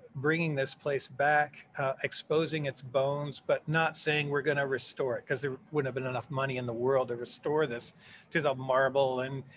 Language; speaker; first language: English; native; English